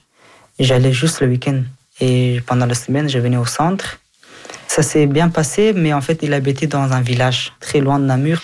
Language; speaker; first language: French; non-native, fluent; Persian